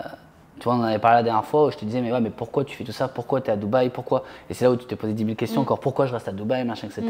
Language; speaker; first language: French; native; French